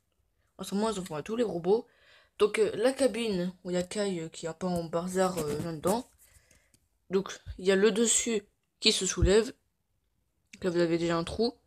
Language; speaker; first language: French; native; French